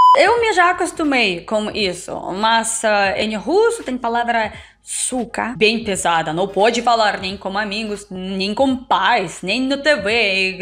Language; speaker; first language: Portuguese; non-native, learner; Russian